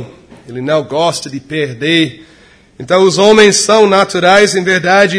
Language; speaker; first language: Portuguese; non-native, fluent; English